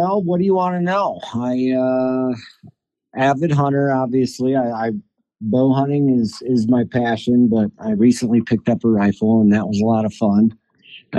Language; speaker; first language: English; native; English